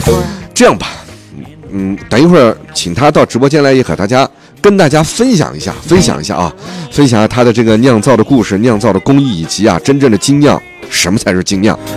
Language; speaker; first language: Chinese; native; Chinese